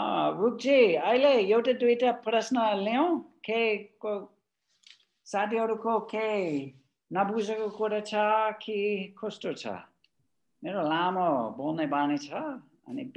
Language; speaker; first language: Nepali; non-native, fluent; English